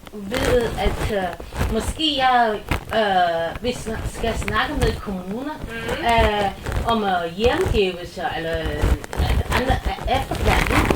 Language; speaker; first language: Danish; non-native, learner; Chinese